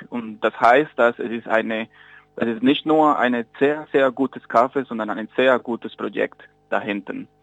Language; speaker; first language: German; non-native, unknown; Spanish